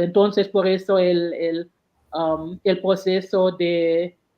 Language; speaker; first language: Spanish; non-native, learner; English